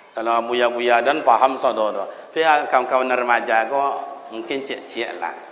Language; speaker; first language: Malay; native; Malay